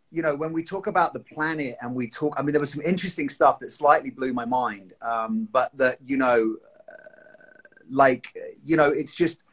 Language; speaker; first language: English; native; English